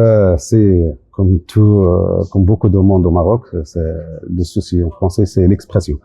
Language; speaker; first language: French; non-native, local second language; Arabic